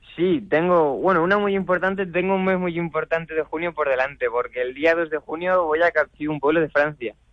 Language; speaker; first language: Spanish; native; Spanish